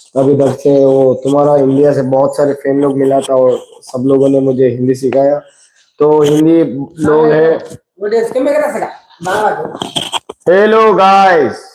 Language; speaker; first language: Hindi; non-native, learner; Bangla